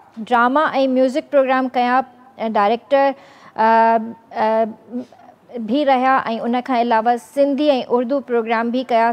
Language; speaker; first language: Sindhi; native; Sindhi